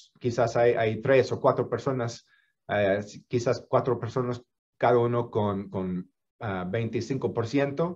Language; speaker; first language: Spanish; non-native, fluent; English